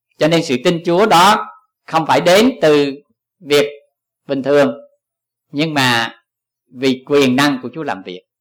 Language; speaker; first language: Vietnamese; native; Vietnamese